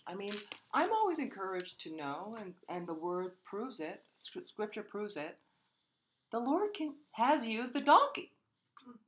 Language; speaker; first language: English; early bilingual, other home language; Korean